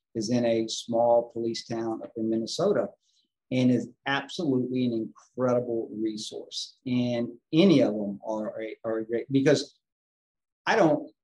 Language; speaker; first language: English; native; English